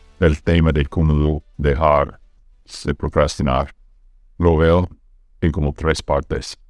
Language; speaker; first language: Spanish; non-native, fluent; English